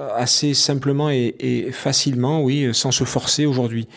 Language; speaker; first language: French; native; French